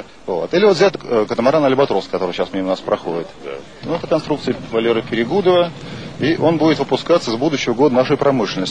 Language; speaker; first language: Russian; native; Russian